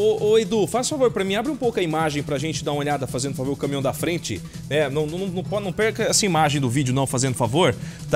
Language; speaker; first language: Portuguese; native; Portuguese